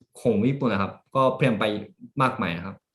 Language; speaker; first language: Thai; early bilingual, heritage; Japanese